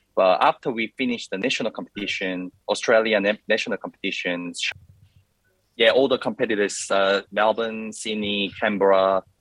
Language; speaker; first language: English; non-native, learner; Korean